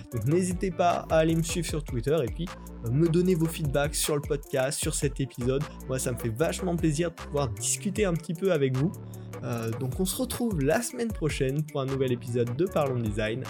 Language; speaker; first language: French; native; French